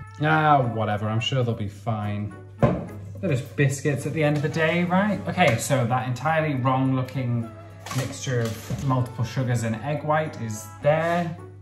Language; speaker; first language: English; native; English